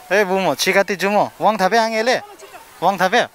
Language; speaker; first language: Hindi; non-native, local second language; Nepali